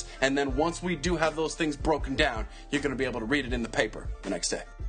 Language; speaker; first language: English; native; English